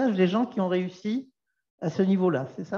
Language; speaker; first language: French; native; French